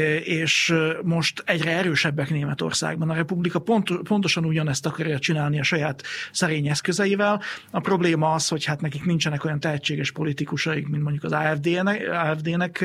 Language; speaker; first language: Hungarian; native; Hungarian